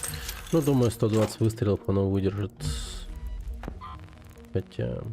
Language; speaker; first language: Russian; native; Russian